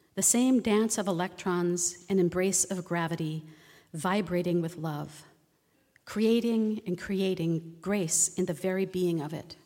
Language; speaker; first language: English; native; English